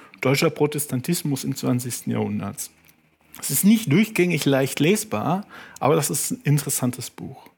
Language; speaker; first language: German; native; German